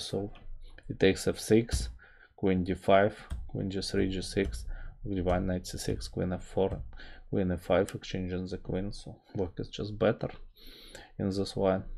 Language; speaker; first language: English; non-native, fluent; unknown